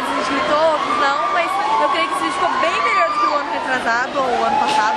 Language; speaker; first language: Portuguese; native; Portuguese